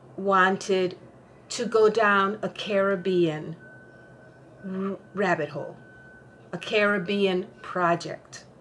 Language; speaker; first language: English; non-native, fluent; Spanish